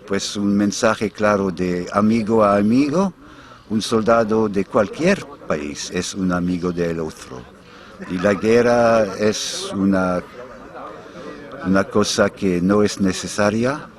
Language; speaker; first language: Spanish; non-native, fluent; English